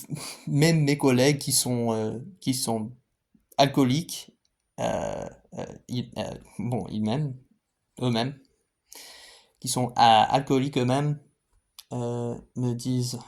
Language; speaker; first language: French; non-native, fluent; English